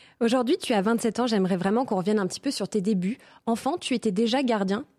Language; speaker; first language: French; native; French